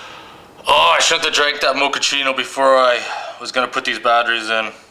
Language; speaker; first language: English; native; English